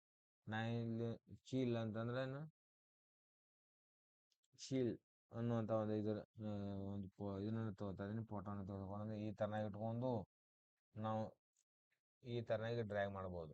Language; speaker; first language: Kannada; native; Kannada